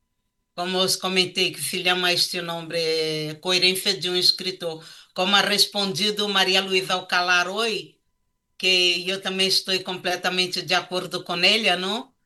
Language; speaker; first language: Portuguese; non-native, learner; Spanish